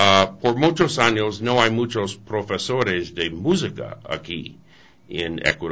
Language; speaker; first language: Spanish; non-native, learner; English